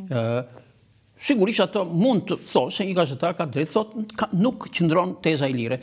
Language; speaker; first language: Albanian; native; Albanian